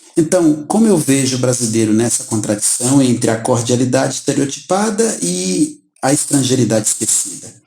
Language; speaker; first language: Portuguese; native; Portuguese